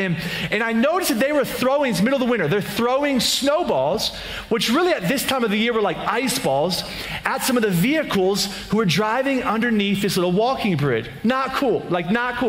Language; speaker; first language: English; native; English